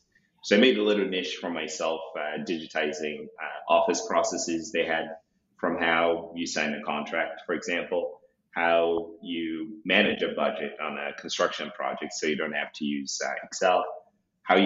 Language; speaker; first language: English; non-native, local second language; Shona